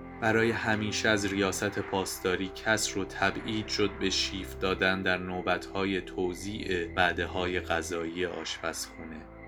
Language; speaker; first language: Persian; native; Persian